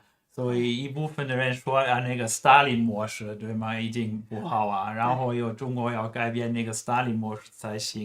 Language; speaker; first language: Chinese; non-native, fluent; German